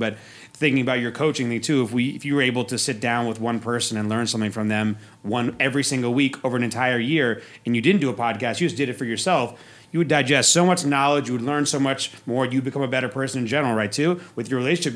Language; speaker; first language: English; native; English